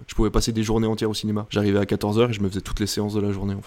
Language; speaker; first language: French; native; French